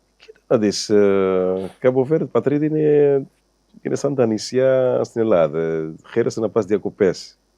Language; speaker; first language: Greek; non-native, fluent; Kabuverdianu